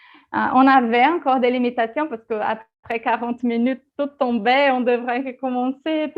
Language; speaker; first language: French; non-native, fluent; Portuguese